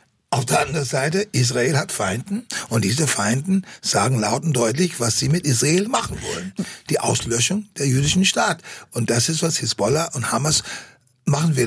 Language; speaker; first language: German; non-native, fluent; English